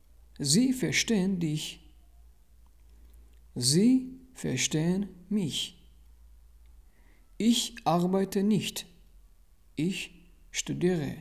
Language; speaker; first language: German; non-native, learner; Tajik